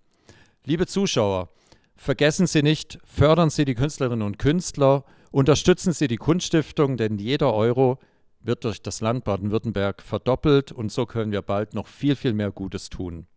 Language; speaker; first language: German; native; German